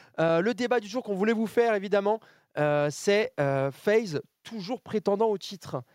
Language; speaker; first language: French; native; French